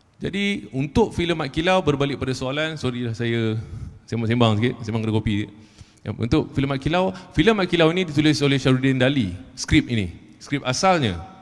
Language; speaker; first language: Malay; native; Malay